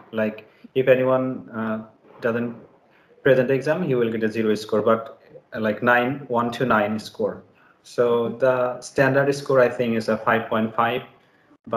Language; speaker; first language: English; non-native, learner; Bangla